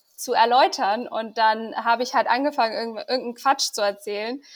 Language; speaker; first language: German; early bilingual, other home language; Persian